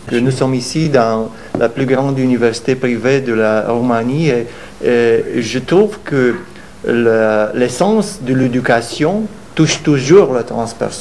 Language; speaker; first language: French; non-native, fluent; Romanian